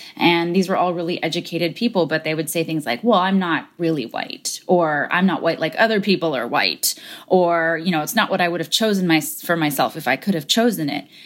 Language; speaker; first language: English; native; English